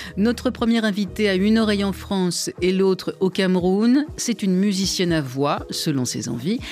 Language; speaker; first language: French; native; French